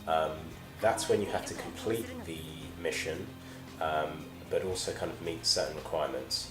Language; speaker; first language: English; native; English